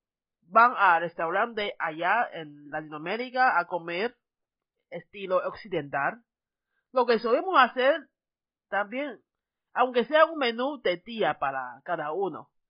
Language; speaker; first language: Spanish; non-native, fluent; Chinese